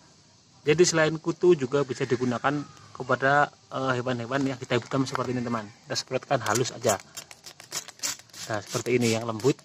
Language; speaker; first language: Indonesian; native; Indonesian